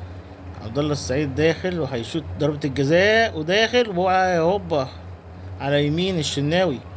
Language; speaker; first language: Arabic; native; Arabic